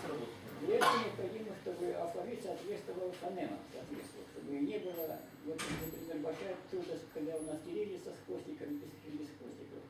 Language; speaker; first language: Russian; native; Russian